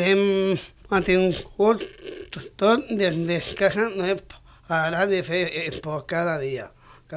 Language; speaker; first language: Catalan; non-native, local second language; Spanish